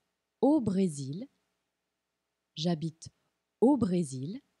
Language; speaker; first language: French; non-native, fluent; Portuguese